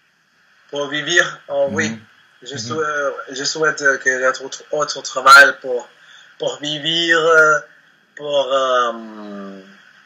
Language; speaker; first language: French; non-native, learner; Spanish